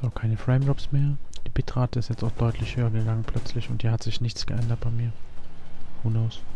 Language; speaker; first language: German; native; German